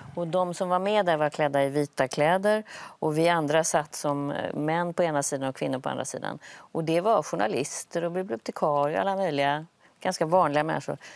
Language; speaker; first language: Swedish; native; Swedish